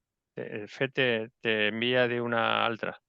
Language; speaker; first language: Catalan; non-native, local second language; Spanish